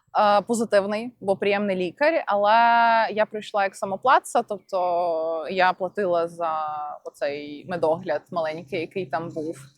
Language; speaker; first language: Ukrainian; non-native, local second language; Russian